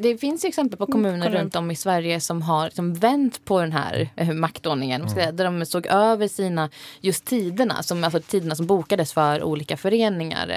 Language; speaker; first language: Swedish; native; Swedish